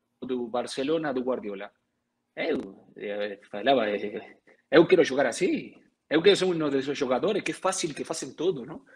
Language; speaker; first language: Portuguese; non-native, learner; Spanish